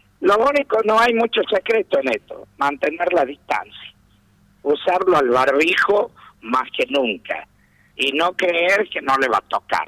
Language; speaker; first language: Spanish; native; Spanish